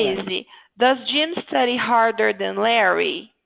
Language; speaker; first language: English; non-native, fluent; Portuguese